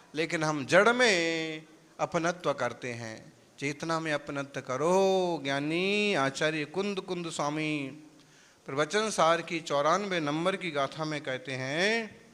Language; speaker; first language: Hindi; non-native, local second language; Gujarati